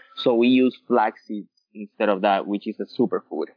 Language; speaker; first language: English; early bilingual, other home language; Spanish